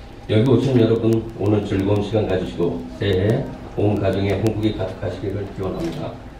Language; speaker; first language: Korean; native; Korean